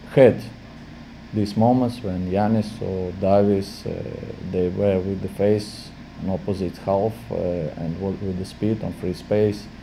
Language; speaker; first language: English; non-native, fluent; Latvian